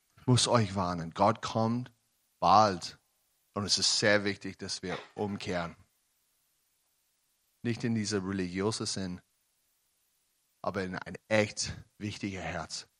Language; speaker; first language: German; non-native, learner; English